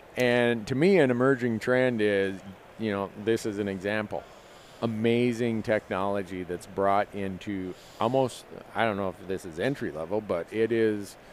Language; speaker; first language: English; native; English